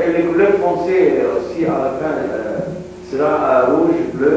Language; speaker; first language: French; non-native, learner; Arabic